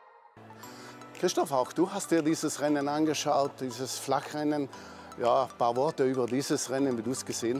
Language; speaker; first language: German; native; German